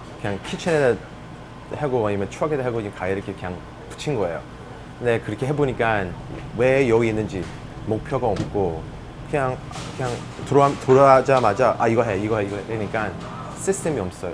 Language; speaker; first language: Korean; early bilingual, heritage; English